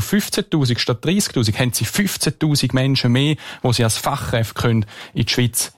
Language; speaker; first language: German; native; German